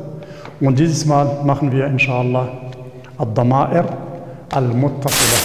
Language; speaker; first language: German; non-native, fluent; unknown